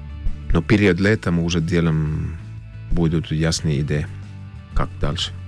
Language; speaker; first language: Russian; non-native, fluent; Finnish